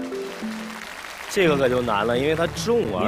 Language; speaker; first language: Chinese; native; Chinese